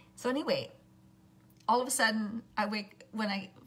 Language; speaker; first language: English; native; English